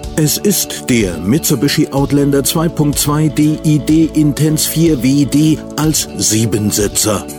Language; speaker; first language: German; native; German